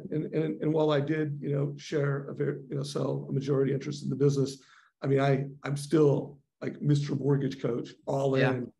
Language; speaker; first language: English; native; English